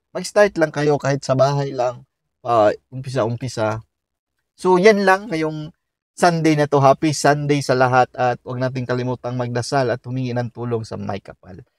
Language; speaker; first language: Filipino; native; Filipino